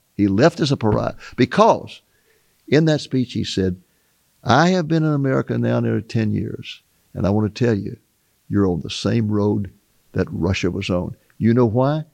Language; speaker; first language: English; native; English